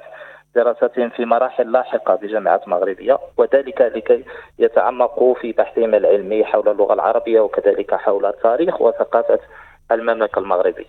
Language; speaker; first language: Arabic; native; Arabic